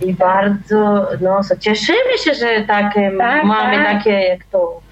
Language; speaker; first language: Polish; early bilingual, heritage; Polish